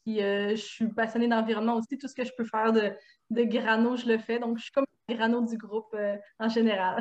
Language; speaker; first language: French; native; French